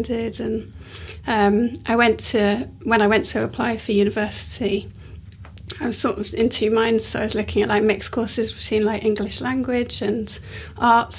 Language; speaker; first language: English; native; English